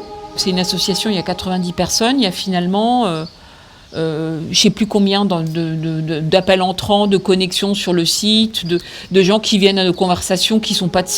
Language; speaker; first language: French; native; French